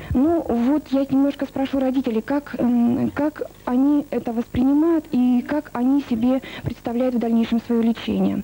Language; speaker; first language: Russian; native; Russian